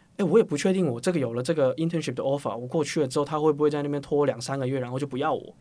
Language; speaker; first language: Chinese; non-native, local second language; Cantonese